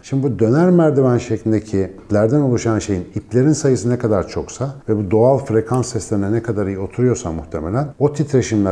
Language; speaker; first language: Turkish; native; Turkish